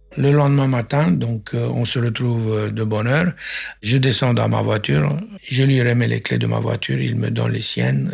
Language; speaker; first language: French; non-native, fluent; Romanian